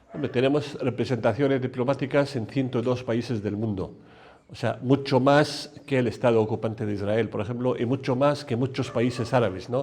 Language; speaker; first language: Spanish; non-native, fluent; Arabic